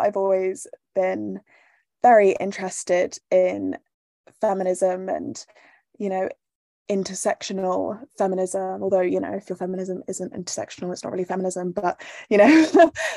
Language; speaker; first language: English; native; English